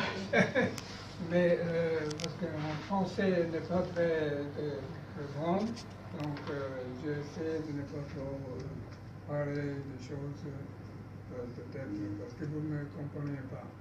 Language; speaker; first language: French; non-native, learner; Japanese